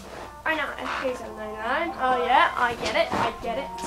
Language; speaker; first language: English; native; English